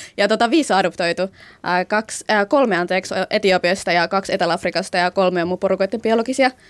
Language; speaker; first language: Finnish; native; Finnish